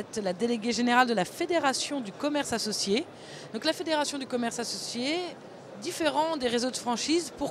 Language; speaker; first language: French; native; French